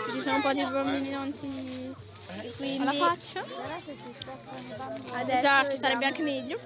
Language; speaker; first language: Italian; native; Italian